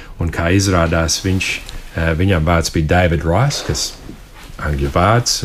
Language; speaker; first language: Latvian; early bilingual, heritage; Latvian